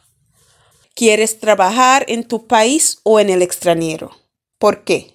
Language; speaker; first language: Spanish; non-native, fluent; English